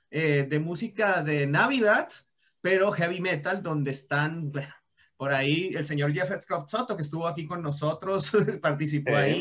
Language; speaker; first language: Spanish; native; Spanish